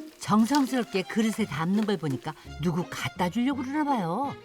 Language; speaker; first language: Korean; native; Korean